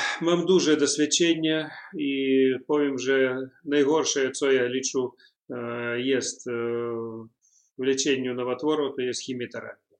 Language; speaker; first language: Polish; non-native, learner; Belarusian